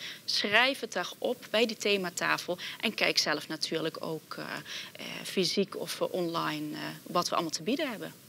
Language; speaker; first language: Dutch; native; Dutch